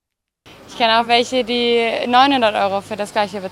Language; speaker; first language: German; native; German